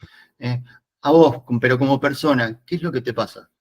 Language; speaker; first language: Spanish; native; Spanish